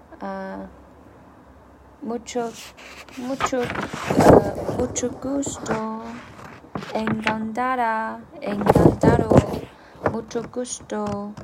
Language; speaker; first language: Spanish; non-native, learner; Chinese